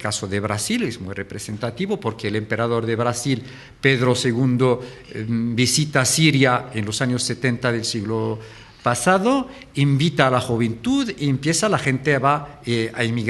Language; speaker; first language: Spanish; non-native, fluent; Arabic